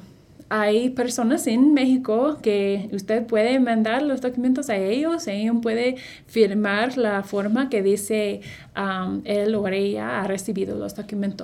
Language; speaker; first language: Spanish; non-native, fluent; English